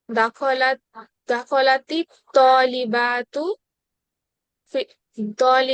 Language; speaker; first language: Arabic; non-native, learner; Bangla